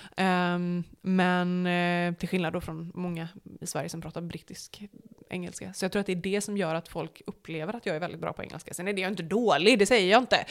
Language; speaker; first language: Swedish; native; Swedish